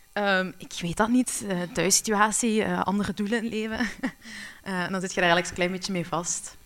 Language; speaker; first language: Dutch; early bilingual, other home language; Arabic